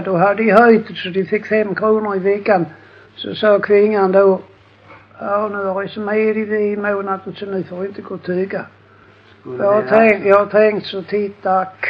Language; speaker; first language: Swedish; native; Swedish